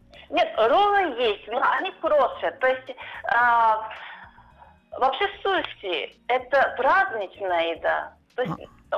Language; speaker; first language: Russian; non-native, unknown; Japanese